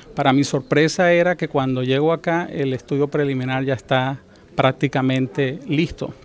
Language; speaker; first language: Spanish; native; Spanish